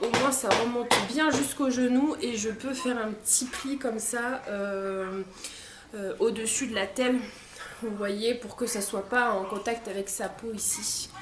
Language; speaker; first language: French; native; French